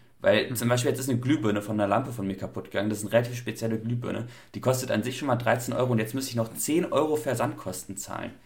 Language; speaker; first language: German; native; German